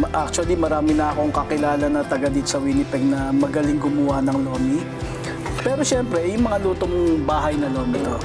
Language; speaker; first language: Filipino; native; Filipino